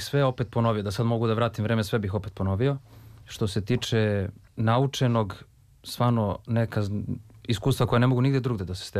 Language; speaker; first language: Serbian; native; Serbian